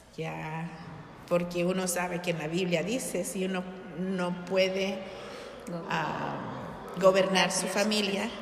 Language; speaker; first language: Spanish; early bilingual, heritage; Spanish